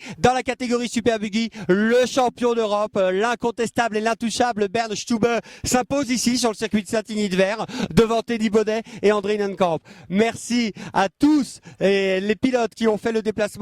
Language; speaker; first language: French; native; French